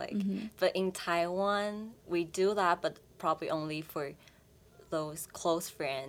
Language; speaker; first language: English; non-native, fluent; Chinese